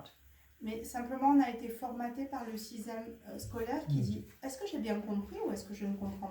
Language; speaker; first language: French; native; French